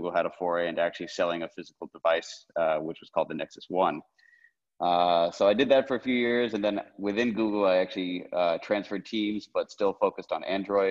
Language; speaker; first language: English; native; English